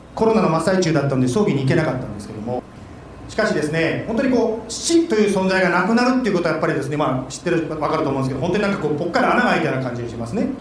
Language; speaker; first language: Japanese; native; Japanese